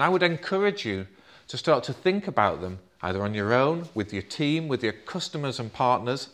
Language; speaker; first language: English; native; English